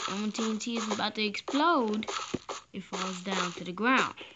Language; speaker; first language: English; native; English